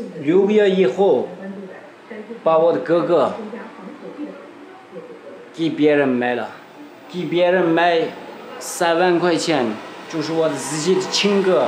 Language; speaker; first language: Chinese; non-native, local second language; Uyghur